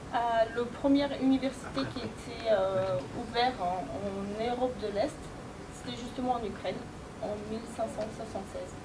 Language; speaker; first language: French; non-native, fluent; Ukrainian